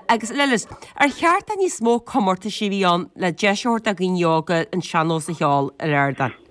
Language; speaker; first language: Irish; native; Irish